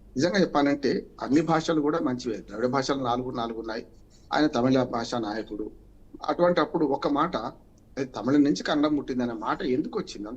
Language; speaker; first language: Telugu; native; Telugu